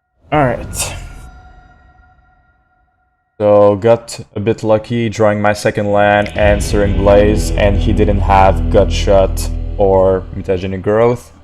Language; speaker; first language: English; non-native, fluent; French